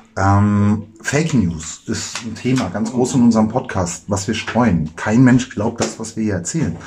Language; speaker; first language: German; native; German